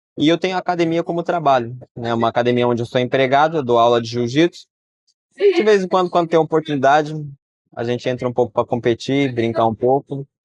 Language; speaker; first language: Portuguese; early bilingual, heritage; Portuguese